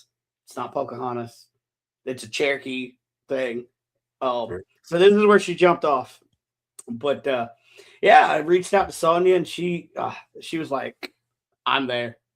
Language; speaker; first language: English; native; English